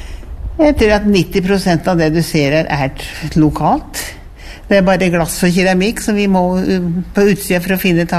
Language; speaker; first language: Norwegian; native; Norwegian